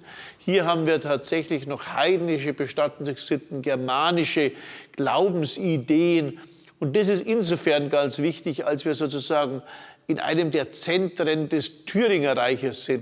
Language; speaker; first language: German; native; German